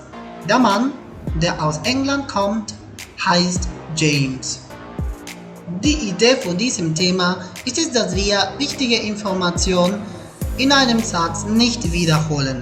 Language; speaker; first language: German; non-native, fluent; Spanish